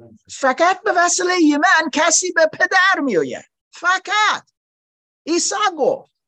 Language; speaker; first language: Persian; non-native, learner; English